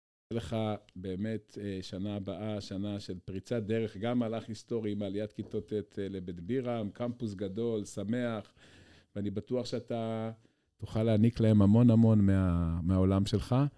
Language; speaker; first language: Hebrew; native; Hebrew